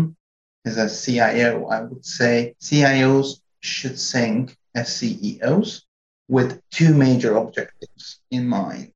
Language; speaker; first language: English; non-native, fluent; Hungarian